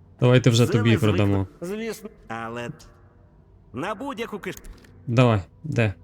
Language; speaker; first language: Ukrainian; native; Ukrainian